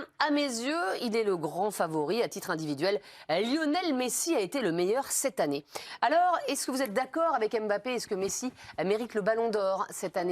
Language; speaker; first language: French; native; French